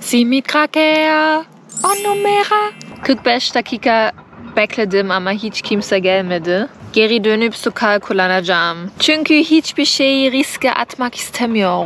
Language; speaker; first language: Turkish; non-native, learner; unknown